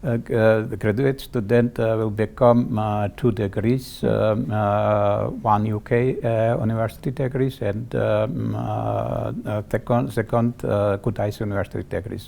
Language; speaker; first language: English; non-native, learner; Georgian